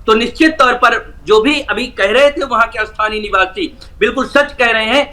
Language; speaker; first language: Hindi; native; Hindi